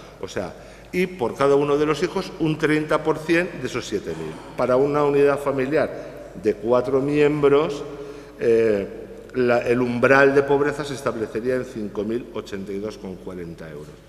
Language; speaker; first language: Spanish; native; Spanish